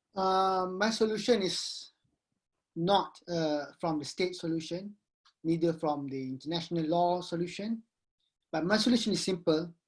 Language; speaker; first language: English; non-native, local second language; Malay